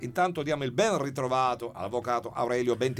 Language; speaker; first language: Italian; native; Italian